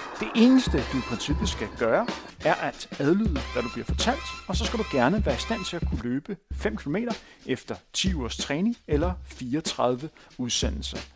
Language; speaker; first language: Danish; native; Danish